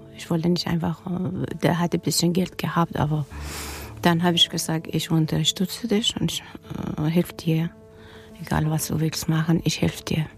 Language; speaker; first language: German; non-native, learner; Persian